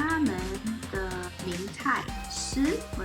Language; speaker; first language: Chinese; non-native, learner; English